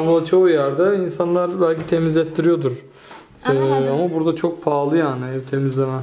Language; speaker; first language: Turkish; native; Turkish